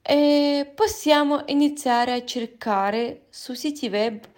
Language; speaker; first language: Italian; non-native, fluent; Russian